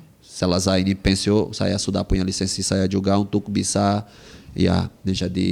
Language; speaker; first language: Indonesian; non-native, fluent; Portuguese